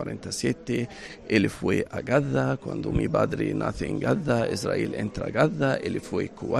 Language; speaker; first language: Spanish; non-native, learner; Arabic